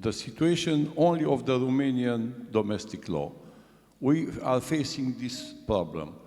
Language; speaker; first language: English; non-native, fluent; Romanian